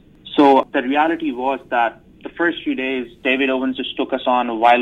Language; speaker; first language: English; non-native, local second language; Urdu